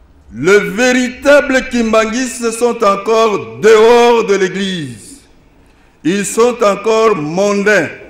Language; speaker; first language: French; non-native, local second language; Lingala